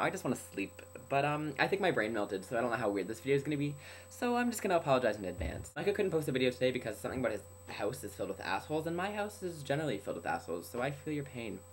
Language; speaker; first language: English; native; English